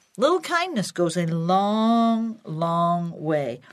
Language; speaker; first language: English; native; English